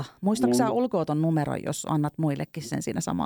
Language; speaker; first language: Finnish; native; Finnish